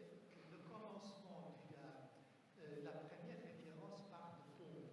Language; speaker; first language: French; non-native, fluent; Portuguese